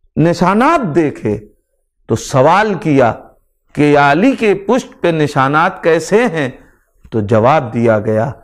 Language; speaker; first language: Hindi; native; Hindi